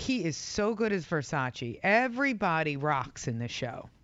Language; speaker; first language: English; native; English